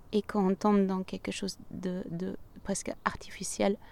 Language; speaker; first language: French; non-native, fluent; German